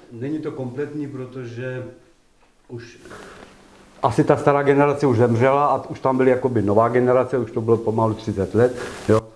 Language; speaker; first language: Czech; early bilingual, heritage; Czech